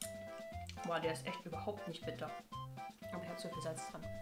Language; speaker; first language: German; native; German